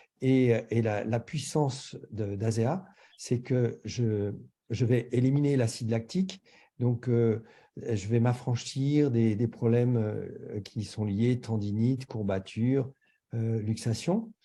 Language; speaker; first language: French; native; French